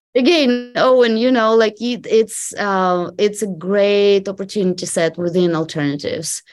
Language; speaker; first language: English; non-native, fluent; Russian